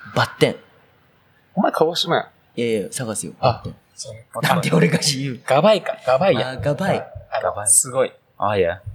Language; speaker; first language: Japanese; native; Japanese